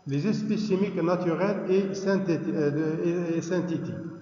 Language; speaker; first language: French; non-native, local second language; Arabic